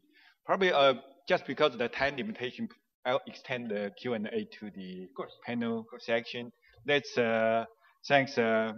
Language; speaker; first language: English; non-native, fluent; Chinese